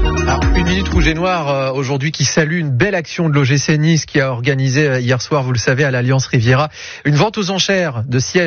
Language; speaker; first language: French; native; French